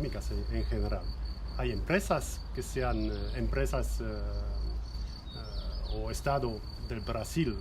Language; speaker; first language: Spanish; non-native, fluent; French